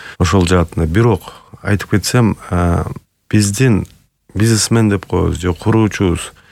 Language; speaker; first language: Kyrgyz; native; Kyrgyz